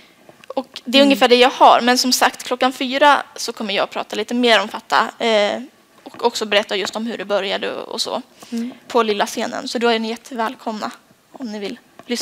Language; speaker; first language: Swedish; native; Swedish